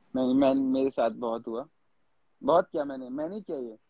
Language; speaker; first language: Hindi; native; Hindi